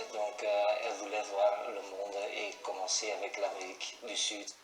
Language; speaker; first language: French; non-native, local second language; Dutch